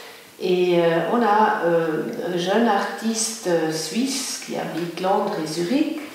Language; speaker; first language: French; non-native, local second language; German